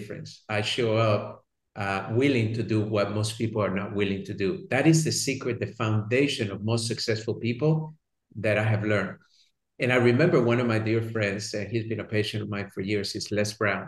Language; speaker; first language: English; early bilingual, other home language; Spanish